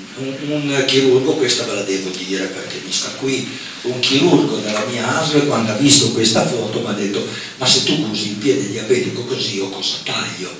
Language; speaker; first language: Italian; native; Italian